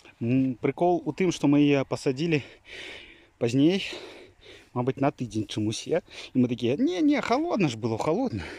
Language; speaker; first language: Belarusian; native; Belarusian